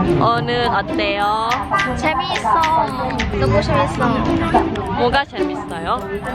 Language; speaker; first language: Korean; non-native, learner; Thai